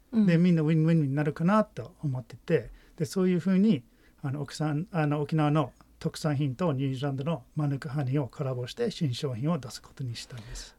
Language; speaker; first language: Japanese; non-native, fluent; English